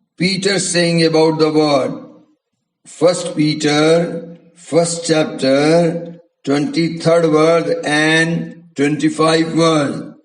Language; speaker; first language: English; non-native, local second language; Hindi